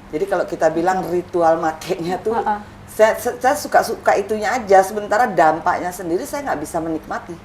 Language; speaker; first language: Indonesian; native; Indonesian